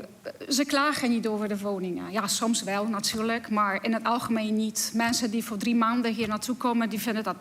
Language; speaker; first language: Dutch; non-native, fluent; Polish